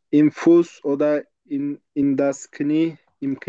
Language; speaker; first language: German; non-native, fluent; Turkish